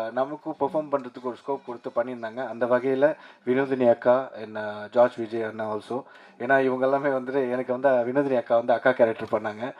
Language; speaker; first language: Tamil; early bilingual, heritage; Tamil